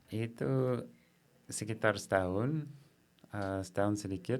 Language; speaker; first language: Indonesian; non-native, fluent; English